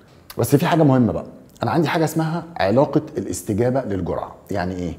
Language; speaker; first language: Arabic; native; Arabic